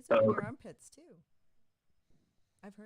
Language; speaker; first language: English; native; English